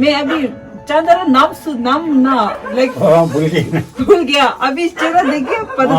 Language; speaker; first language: Hindi; non-native, local second language; Tibetan